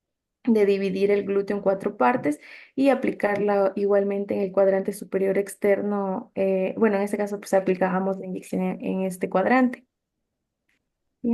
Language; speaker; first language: Spanish; native; Spanish